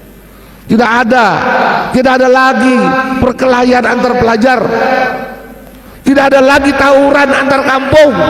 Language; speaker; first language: Indonesian; native; Indonesian